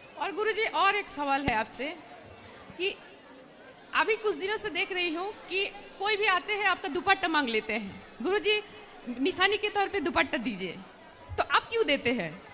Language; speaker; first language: Hindi; non-native, local second language; Bangla